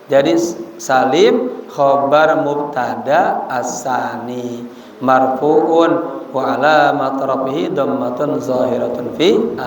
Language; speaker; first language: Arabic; non-native, fluent; Indonesian